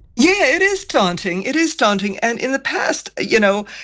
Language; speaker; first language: English; native; English